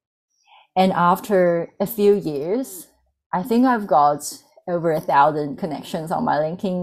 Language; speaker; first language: English; non-native, fluent; Chinese